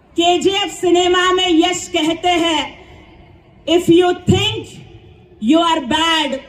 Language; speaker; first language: Hindi; non-native, local second language; Marathi